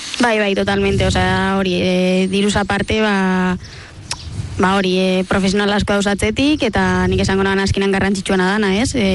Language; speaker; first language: Basque; native; Basque